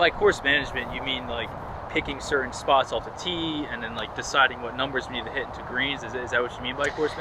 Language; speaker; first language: English; native; English